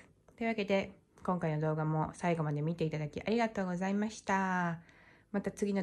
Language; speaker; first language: Japanese; native; Japanese